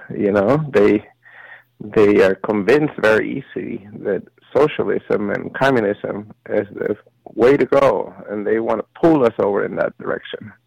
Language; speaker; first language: English; early bilingual, other home language; Spanish